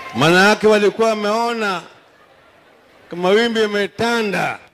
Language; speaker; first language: Swahili; non-native, local second language; Luo (Kenya and Tanzania)